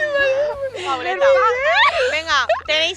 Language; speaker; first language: Spanish; native; Spanish